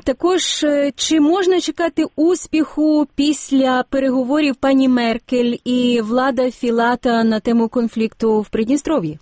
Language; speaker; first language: Ukrainian; native; Ukrainian